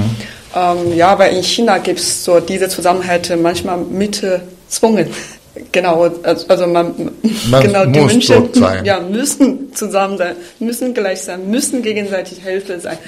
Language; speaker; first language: German; non-native, fluent; Chinese